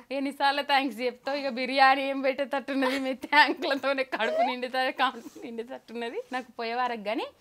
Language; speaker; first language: Telugu; native; Telugu